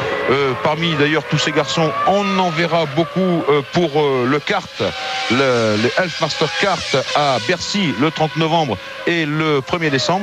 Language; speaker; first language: French; native; French